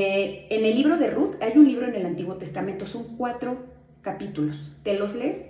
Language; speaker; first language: Spanish; native; Spanish